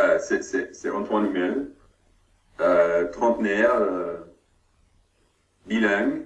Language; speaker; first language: French; non-native, learner; German